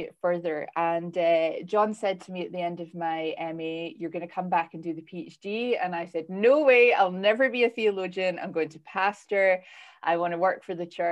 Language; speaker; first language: English; native; English